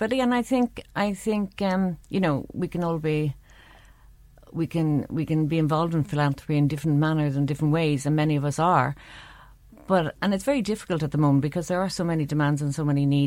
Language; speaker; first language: English; native; English